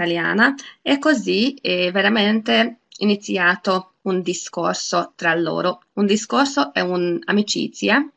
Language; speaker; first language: Italian; non-native, fluent; Hungarian